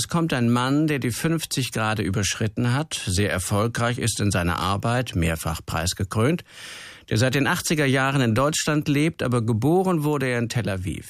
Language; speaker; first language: German; native; German